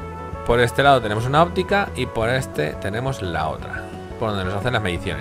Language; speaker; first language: Spanish; native; Spanish